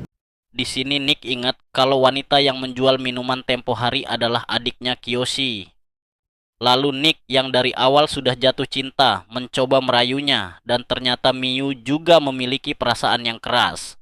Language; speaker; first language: Indonesian; native; Indonesian